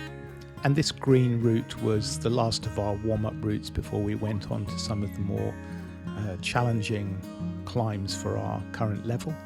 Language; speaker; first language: English; native; English